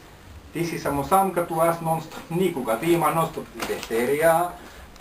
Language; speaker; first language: Bulgarian; non-native, learner; Finnish